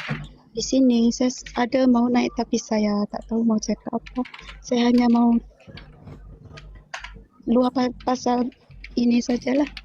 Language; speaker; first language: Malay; non-native, local second language; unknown